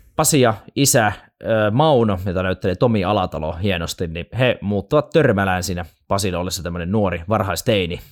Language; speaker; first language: Finnish; native; Finnish